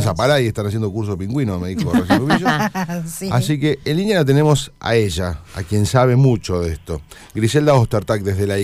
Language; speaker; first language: Spanish; native; Spanish